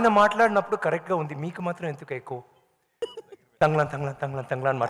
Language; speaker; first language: Telugu; non-native, learner; Tamil